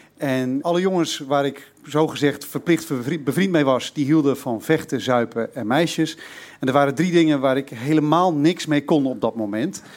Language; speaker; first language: Dutch; native; Dutch